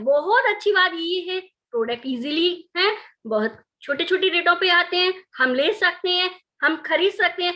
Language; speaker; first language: Hindi; native; Hindi